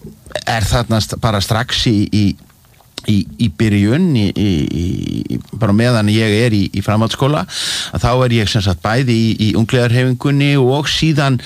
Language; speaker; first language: Icelandic; native; Icelandic